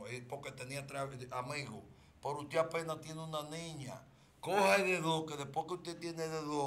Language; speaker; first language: Spanish; native; Spanish